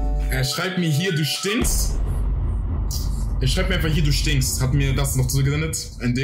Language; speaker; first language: German; native; German